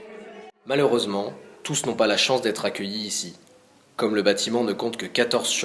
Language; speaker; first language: French; native; French